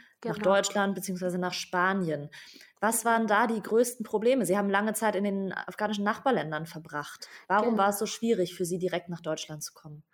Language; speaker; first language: German; native; German